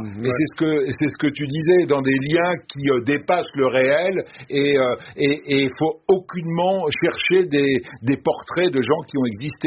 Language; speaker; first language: French; native; French